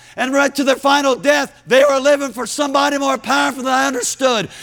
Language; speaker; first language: English; native; English